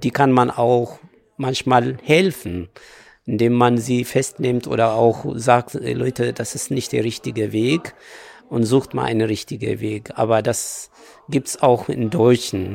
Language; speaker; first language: German; non-native, fluent; Amharic